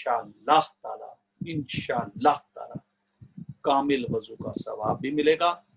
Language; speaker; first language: Urdu; native; Urdu